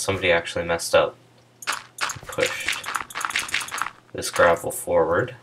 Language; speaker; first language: English; native; English